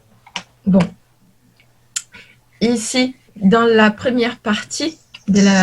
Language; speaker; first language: French; non-native, learner; Portuguese